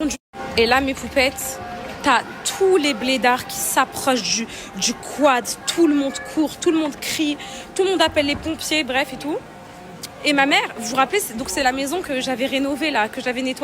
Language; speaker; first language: French; native; French